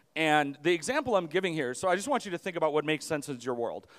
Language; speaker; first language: English; native; English